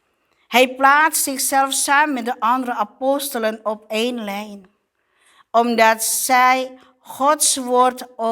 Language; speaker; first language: Dutch; non-native, fluent; Indonesian